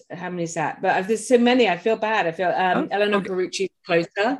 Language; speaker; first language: English; native; English